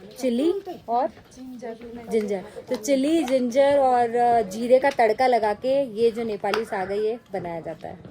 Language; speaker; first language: Hindi; native; Hindi